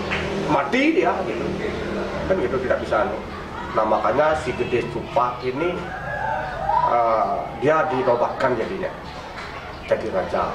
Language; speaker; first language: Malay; non-native, local second language; Balinese